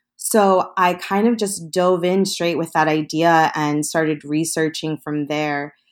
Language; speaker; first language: English; early bilingual, other home language; Spanish